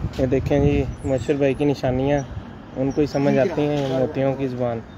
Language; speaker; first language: Hindi; non-native, local second language; Punjabi